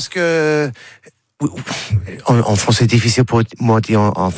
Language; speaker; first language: French; non-native, learner; English